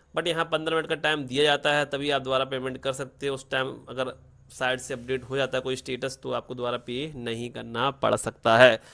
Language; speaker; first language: Hindi; native; Hindi